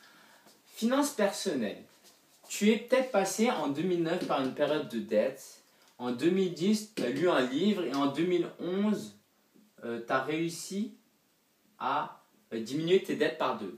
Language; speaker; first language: French; native; French